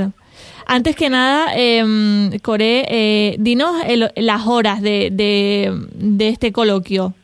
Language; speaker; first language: Spanish; native; Spanish